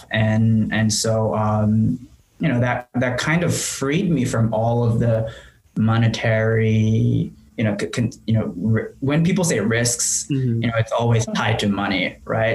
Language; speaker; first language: English; non-native, fluent; Japanese